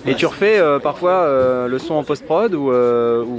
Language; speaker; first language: French; native; French